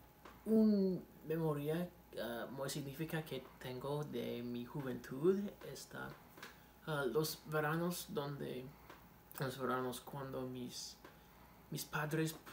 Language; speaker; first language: Spanish; non-native, learner; English